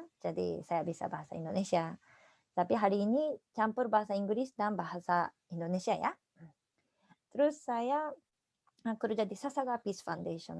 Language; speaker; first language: Indonesian; non-native, fluent; Japanese